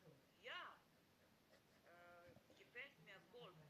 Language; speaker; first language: German; non-native, learner; Macedonian